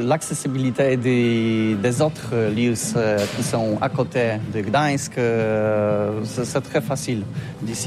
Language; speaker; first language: French; non-native, learner; Polish